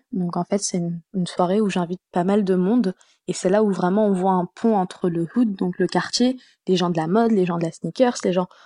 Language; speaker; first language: French; native; French